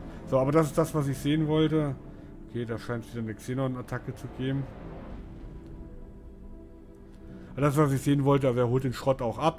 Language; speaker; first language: German; native; German